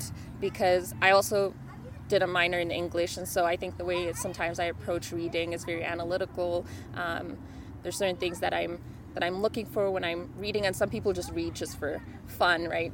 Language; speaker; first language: English; non-native, local second language; Shona